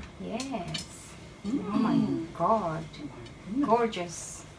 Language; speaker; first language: English; non-native, learner; Indonesian